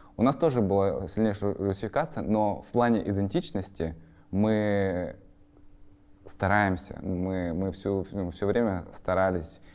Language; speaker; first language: Russian; native; Russian